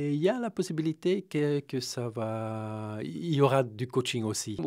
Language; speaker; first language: French; non-native, fluent; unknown